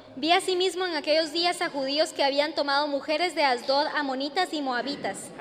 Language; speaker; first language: Spanish; non-native, fluent; English